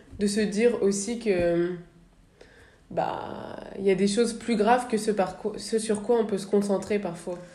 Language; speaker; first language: French; native; French